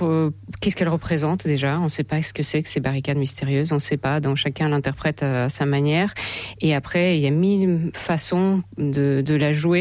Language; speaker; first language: French; non-native, fluent; Russian